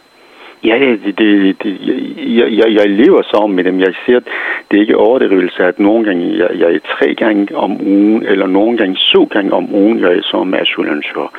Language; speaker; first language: Danish; non-native, fluent; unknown